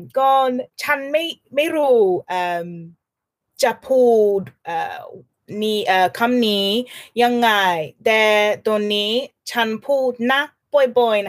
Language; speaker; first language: Thai; non-native, learner; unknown